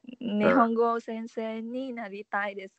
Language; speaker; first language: Japanese; non-native, learner; Vietnamese